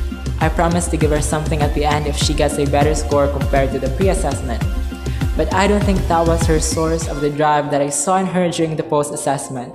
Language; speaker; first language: English; non-native, local second language; Cebuano